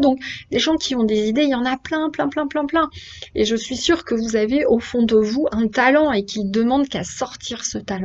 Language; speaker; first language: French; native; French